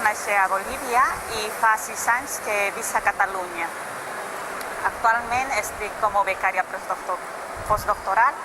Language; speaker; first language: Catalan; non-native, fluent; Spanish